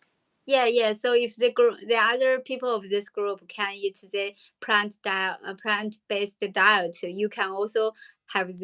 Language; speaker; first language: English; non-native, learner; Chinese